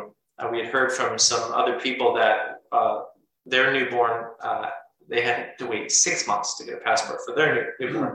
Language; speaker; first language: English; native; English